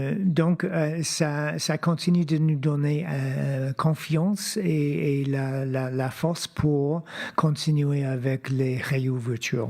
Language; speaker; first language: French; non-native, fluent; English